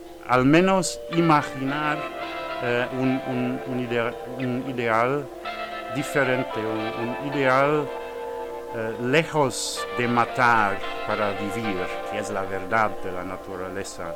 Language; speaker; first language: Spanish; non-native, learner; French